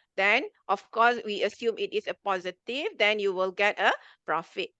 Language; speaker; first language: English; non-native, local second language; Malay